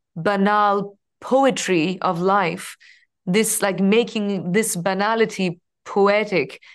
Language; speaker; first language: English; non-native, fluent; Persian